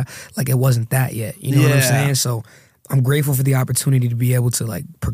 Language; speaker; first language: English; native; English